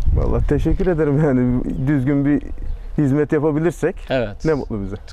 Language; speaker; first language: Turkish; native; Turkish